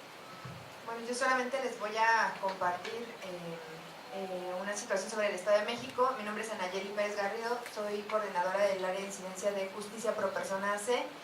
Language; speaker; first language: Spanish; native; Spanish